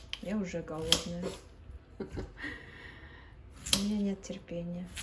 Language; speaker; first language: Russian; early bilingual, other home language; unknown